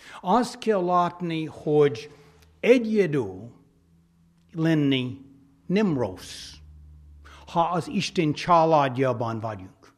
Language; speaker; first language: Hungarian; non-native, fluent; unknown